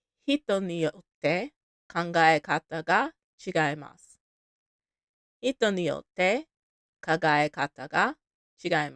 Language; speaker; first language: Japanese; non-native, learner; English